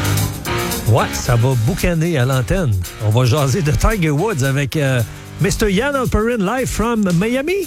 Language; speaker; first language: French; native; French